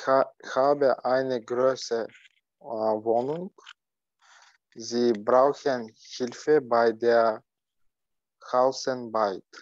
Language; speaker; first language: German; non-native, learner; Turkish